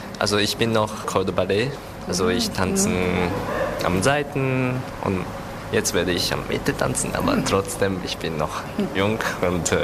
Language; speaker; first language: German; non-native, learner; Japanese